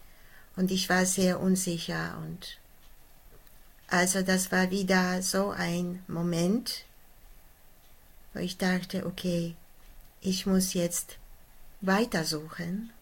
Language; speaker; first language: German; non-native, fluent; Polish